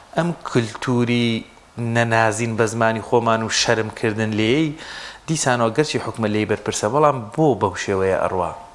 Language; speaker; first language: Central Kurdish; non-native, local second language; Gurani